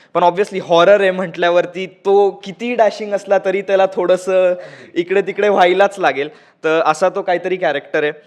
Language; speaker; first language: Marathi; non-native, local second language; Marwari